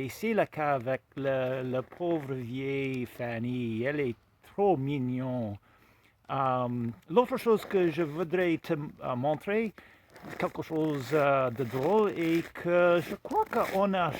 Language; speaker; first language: French; non-native, fluent; English